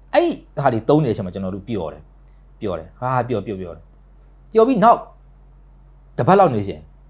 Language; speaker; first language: Burmese; native; Burmese